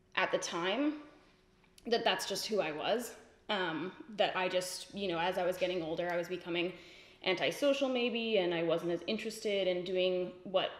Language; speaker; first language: English; native; English